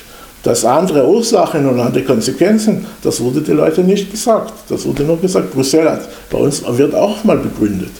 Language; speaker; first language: German; non-native, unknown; English